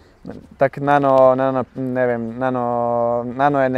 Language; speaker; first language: Polish; non-native, learner; Bosnian